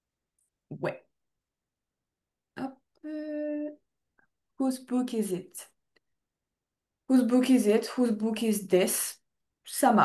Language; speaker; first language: English; non-native, fluent; French